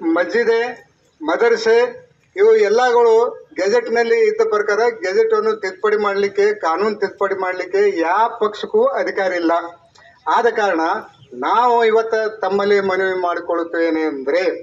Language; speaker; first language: Kannada; non-native, local second language; Urdu